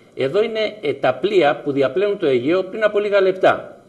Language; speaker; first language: Greek; native; Greek